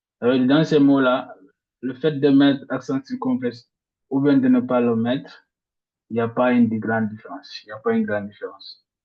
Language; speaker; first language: French; non-native, local second language; Arabic